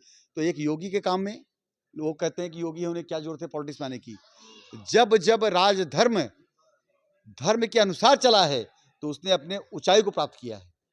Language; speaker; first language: Hindi; native; Hindi